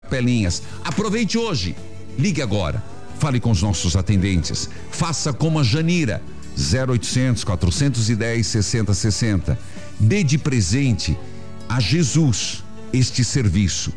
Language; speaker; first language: Portuguese; native; Portuguese